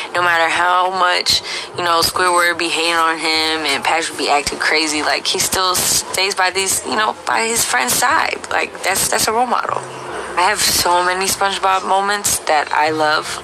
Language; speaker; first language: English; native; English